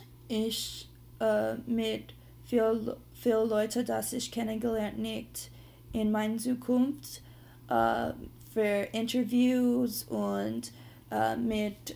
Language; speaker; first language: German; non-native, learner; English